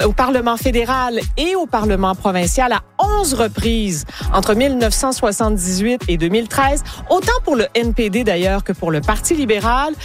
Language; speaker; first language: French; native; French